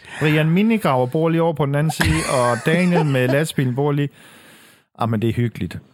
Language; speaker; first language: Danish; native; Danish